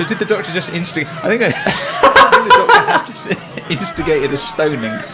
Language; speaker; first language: English; native; English